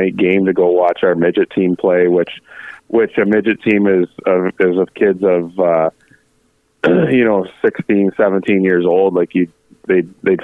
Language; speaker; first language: English; native; English